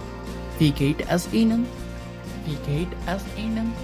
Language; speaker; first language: German; non-native, learner; Bangla